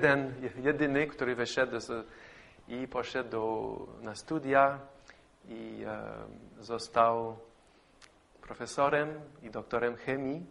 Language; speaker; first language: Polish; non-native, fluent; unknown